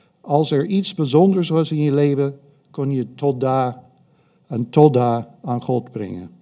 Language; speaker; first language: Dutch; non-native, fluent; English